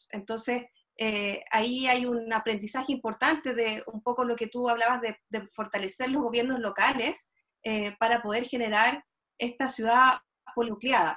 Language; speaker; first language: Spanish; native; Spanish